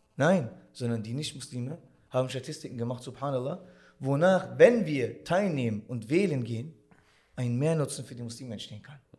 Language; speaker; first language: German; early bilingual, other home language; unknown